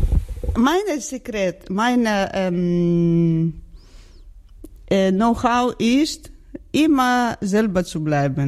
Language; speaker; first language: German; non-native, learner; Georgian